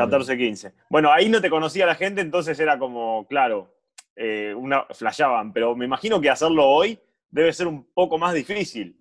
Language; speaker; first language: Spanish; native; Spanish